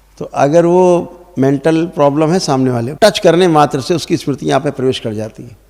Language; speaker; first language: Hindi; native; Hindi